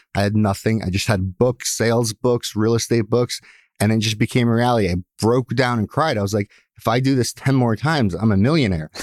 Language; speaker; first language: English; early bilingual, other home language; Russian